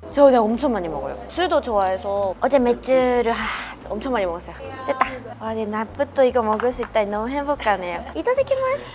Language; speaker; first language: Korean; non-native, fluent; Japanese